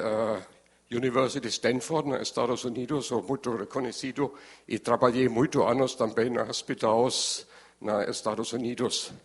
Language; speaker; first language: Portuguese; non-native, learner; German